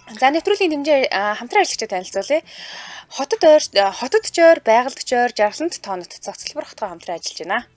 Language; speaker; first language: Mongolian; native; Mongolian